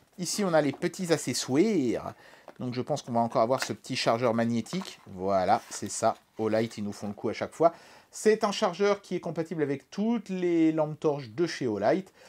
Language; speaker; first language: French; native; French